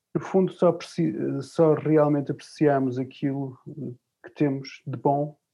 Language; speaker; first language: Portuguese; early bilingual, other home language; English